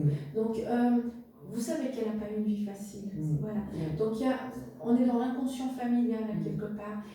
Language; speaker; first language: French; native; French